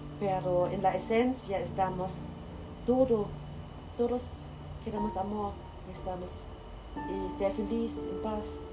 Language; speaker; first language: Spanish; non-native, learner; German